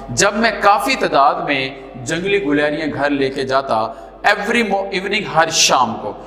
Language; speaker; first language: Urdu; non-native, local second language; Punjabi